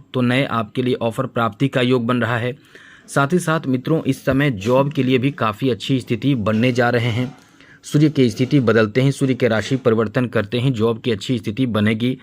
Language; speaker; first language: Hindi; native; Hindi